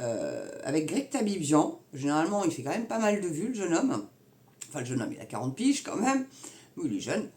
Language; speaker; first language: French; native; French